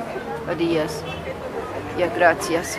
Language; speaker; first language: Spanish; non-native, learner; English